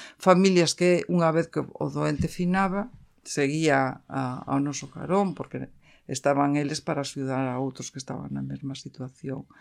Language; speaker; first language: Galician; native; Galician